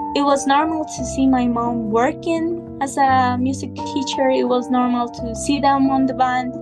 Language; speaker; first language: English; non-native, fluent; Spanish